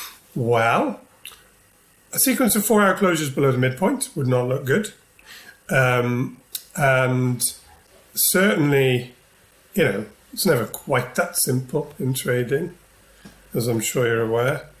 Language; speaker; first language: English; native; English